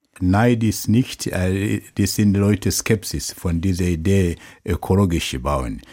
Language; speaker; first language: German; non-native, learner; Swahili